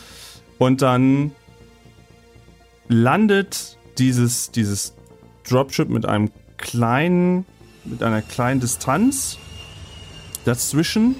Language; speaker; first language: German; native; German